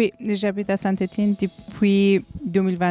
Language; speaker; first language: French; non-native, learner; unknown